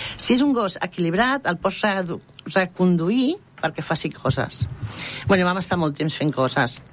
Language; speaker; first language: Catalan; non-native, local second language; Spanish